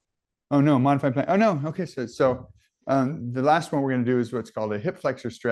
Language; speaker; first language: English; native; English